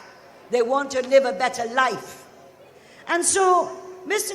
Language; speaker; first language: English; native; English